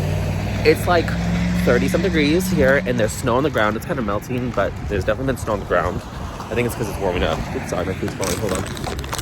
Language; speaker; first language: English; native; English